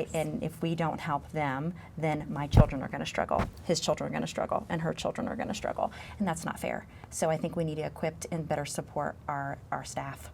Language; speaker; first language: English; native; English